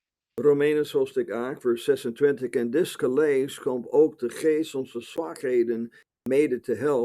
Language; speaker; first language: Dutch; non-native, fluent; English